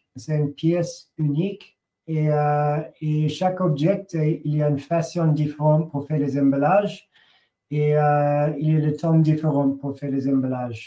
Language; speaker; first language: French; non-native, learner; English